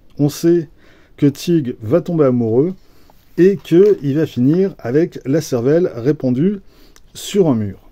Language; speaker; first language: French; native; French